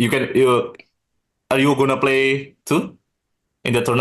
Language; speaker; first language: English; non-native, learner; Indonesian